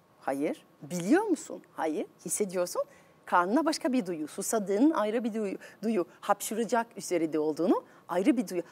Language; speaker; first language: Turkish; non-native, fluent; French